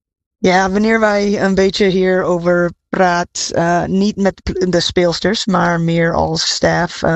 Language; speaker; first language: Dutch; non-native, fluent; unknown